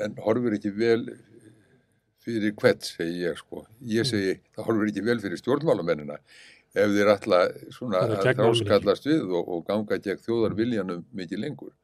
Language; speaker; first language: Icelandic; native; Icelandic